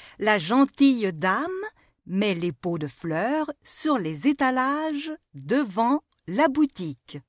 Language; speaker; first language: French; non-native, local second language; Arabic